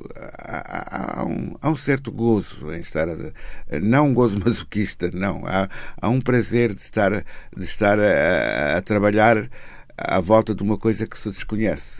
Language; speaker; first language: Portuguese; native; Portuguese